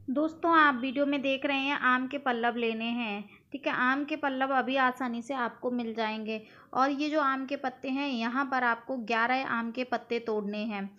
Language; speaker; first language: Hindi; native; Hindi